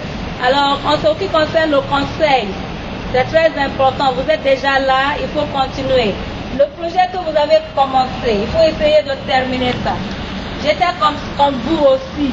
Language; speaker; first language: French; non-native, fluent; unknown